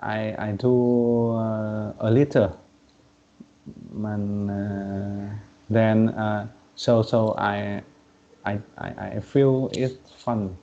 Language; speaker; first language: English; non-native, learner; Vietnamese